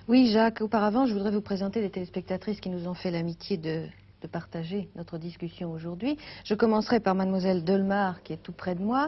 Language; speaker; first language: French; native; French